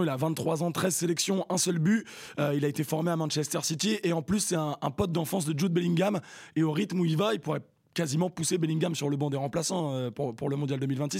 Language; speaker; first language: French; native; French